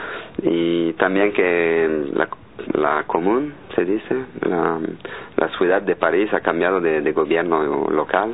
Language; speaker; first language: Spanish; non-native, fluent; French